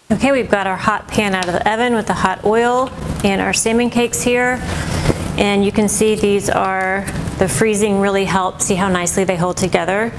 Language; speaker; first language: English; native; English